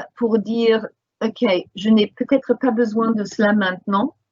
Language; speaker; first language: French; non-native, fluent; English